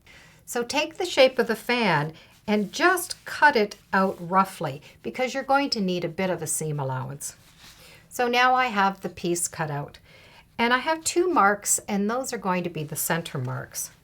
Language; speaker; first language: English; native; English